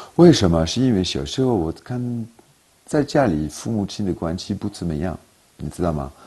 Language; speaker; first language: Chinese; non-native, fluent; French